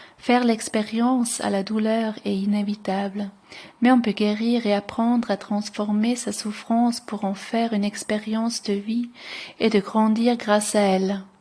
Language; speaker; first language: French; non-native, local second language; Swiss German